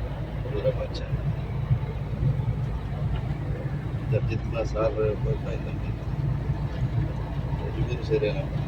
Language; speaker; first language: Hindi; non-native, local second language; Telugu